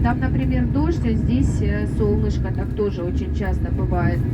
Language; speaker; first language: Russian; native; Russian